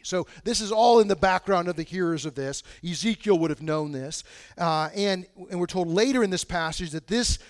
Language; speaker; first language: English; native; English